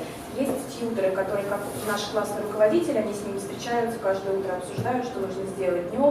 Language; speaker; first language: Russian; native; Russian